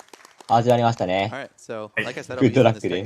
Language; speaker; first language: Japanese; native; Japanese